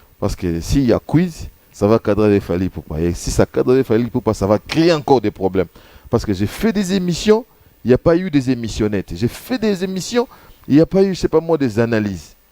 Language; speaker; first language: French; non-native, local second language; Lingala